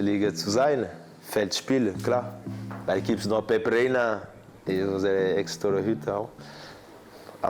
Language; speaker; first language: German; non-native, fluent; Portuguese